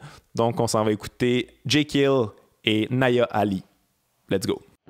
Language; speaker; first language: French; native; French